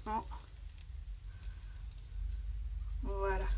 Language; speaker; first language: French; native; French